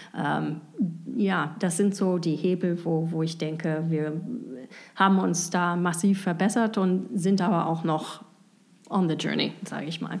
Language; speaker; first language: German; non-native, fluent; English